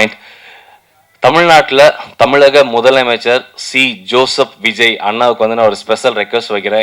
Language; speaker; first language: Tamil; native; Tamil